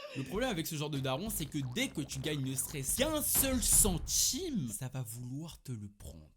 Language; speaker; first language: French; early bilingual, other home language; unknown